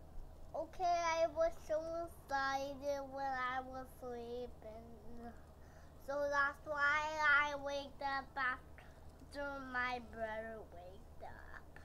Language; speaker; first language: English; early bilingual, heritage; Bangla